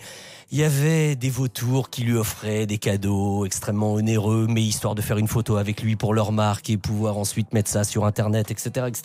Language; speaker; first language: French; native; French